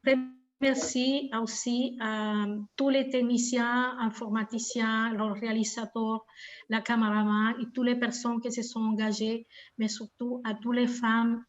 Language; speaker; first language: French; non-native, fluent; Spanish